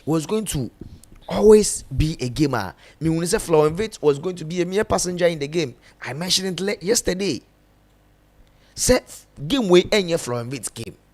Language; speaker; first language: English; non-native, local second language; Akan